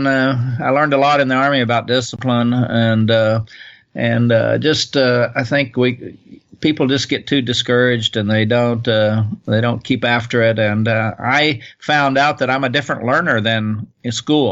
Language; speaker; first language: English; native; English